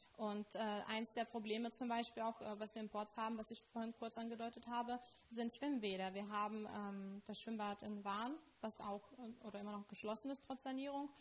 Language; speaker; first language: German; non-native, fluent; Lithuanian